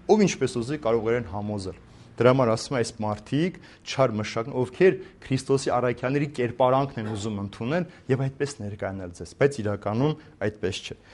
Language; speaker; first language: Armenian; native; Armenian